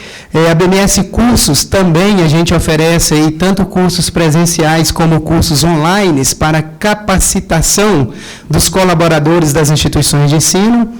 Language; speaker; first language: Portuguese; native; Portuguese